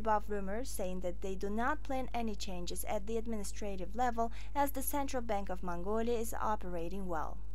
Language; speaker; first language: English; non-native, fluent; Mongolian